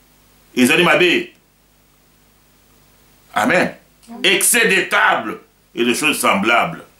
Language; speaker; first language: French; non-native, local second language; Lingala